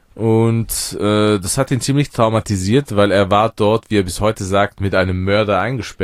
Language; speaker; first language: German; early bilingual, other home language; Persian